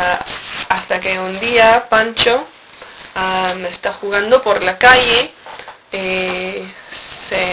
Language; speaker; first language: Spanish; non-native, learner; English